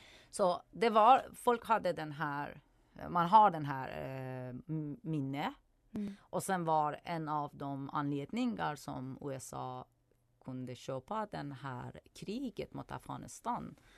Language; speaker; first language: Swedish; non-native, fluent; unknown